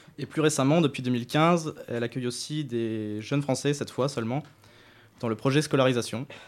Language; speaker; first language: French; native; French